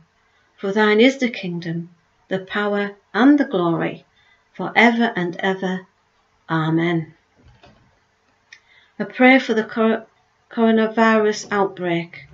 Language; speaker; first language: English; native; English